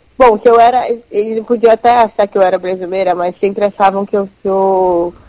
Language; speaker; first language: Portuguese; native; Portuguese